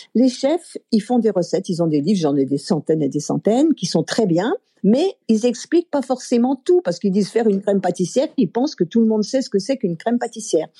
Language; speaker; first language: French; native; French